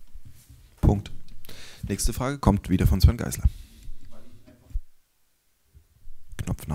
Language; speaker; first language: German; native; German